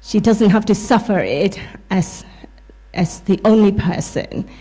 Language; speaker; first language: English; non-native, fluent; Burmese